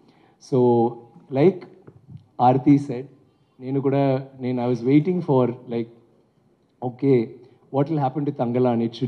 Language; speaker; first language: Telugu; non-native, learner; Tamil